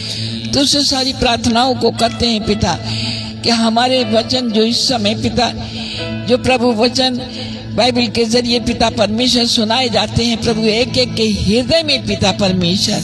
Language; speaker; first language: Hindi; native; Hindi